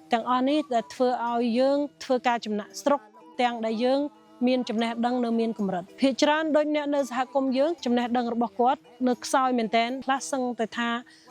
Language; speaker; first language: Khmer; non-native, local second language; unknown